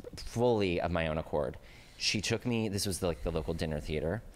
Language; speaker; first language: English; native; English